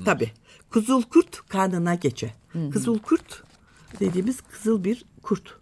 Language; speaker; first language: Turkish; native; Turkish